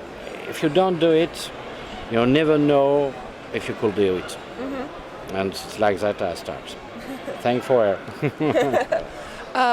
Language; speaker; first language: English; non-native, fluent; French